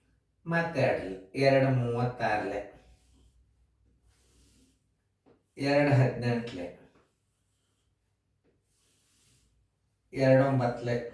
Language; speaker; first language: Kannada; native; Kannada